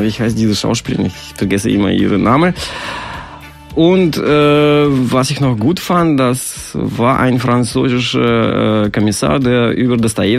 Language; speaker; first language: German; non-native, fluent; Russian